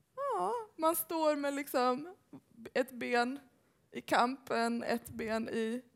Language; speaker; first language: Swedish; early bilingual, other home language; Persian